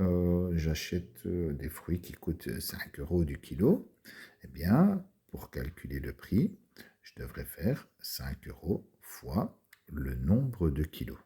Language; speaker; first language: French; native; French